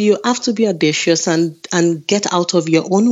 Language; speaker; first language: English; non-native, local second language; Yoruba